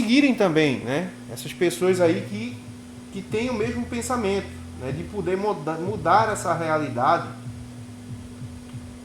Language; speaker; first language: Portuguese; native; Portuguese